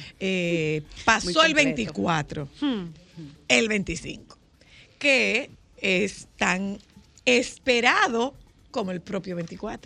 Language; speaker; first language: Spanish; native; Spanish